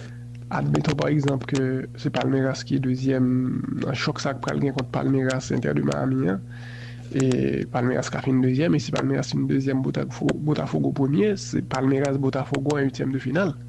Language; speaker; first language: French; non-native, local second language; Haitian Creole